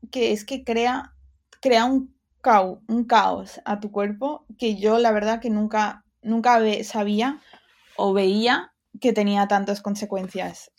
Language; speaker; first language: Spanish; early bilingual, other home language; English